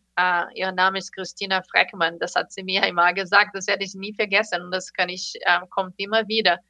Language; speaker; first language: German; non-native, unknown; Portuguese